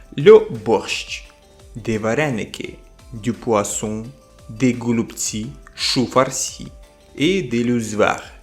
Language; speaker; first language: French; non-native, fluent; Ukrainian